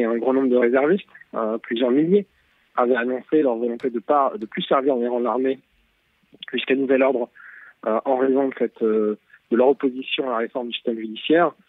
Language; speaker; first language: French; native; French